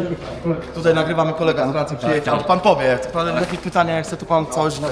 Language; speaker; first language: Polish; native; Polish